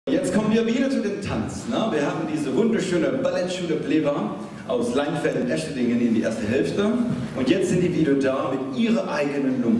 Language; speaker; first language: German; non-native, fluent; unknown